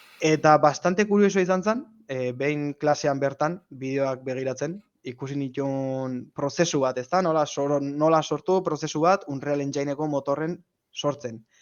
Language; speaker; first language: Basque; native; Basque